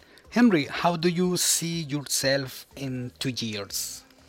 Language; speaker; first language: English; non-native, learner; Spanish